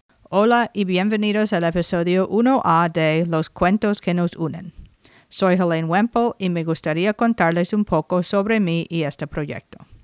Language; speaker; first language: Spanish; non-native, fluent; English